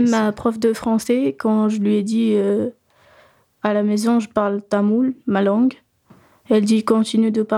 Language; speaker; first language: French; early bilingual, other home language; Tamil